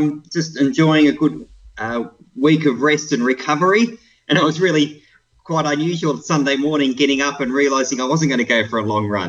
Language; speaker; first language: English; native; English